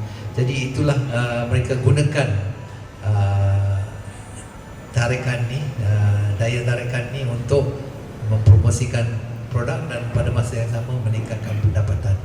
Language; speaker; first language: Malay; native; Malay